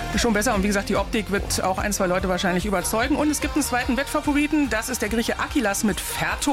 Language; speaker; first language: German; native; German